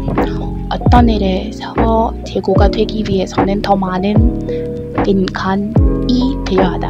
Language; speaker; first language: Korean; non-native, learner; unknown